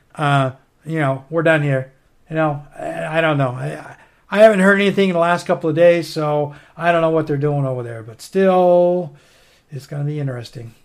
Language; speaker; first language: English; native; English